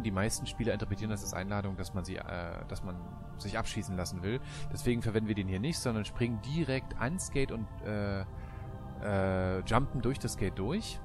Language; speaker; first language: German; native; German